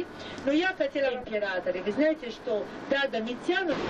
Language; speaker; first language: Russian; non-native, fluent; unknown